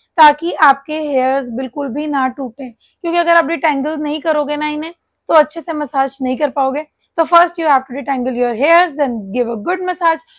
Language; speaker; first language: Hindi; native; Hindi